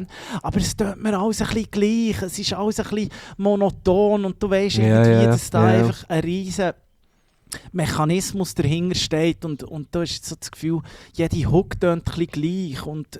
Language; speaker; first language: German; native; German